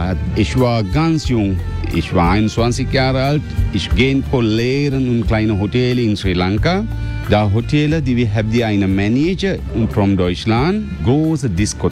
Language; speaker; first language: German; non-native, learner; Sinhala